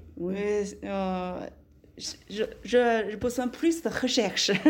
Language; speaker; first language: French; non-native, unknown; Chinese